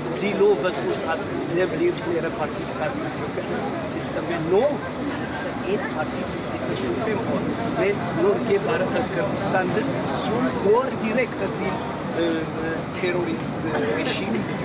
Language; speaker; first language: Norwegian; non-native, learner; Amharic